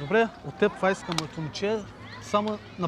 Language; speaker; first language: Bulgarian; non-native, local second language; Turkish